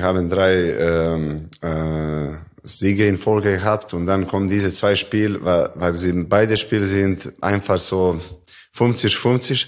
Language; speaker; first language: German; non-native, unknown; Serbian